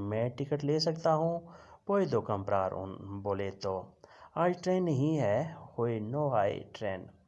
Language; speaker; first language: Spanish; non-native, fluent; Urdu